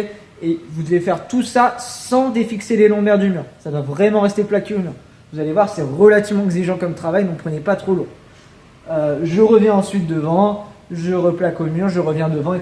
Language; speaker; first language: French; native; French